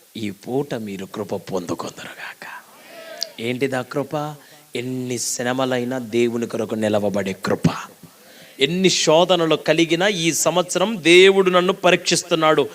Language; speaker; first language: Telugu; native; Telugu